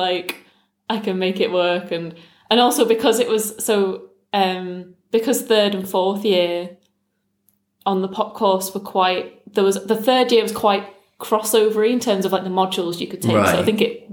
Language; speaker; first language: English; native; English